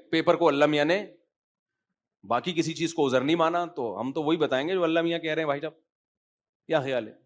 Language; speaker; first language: Urdu; native; Urdu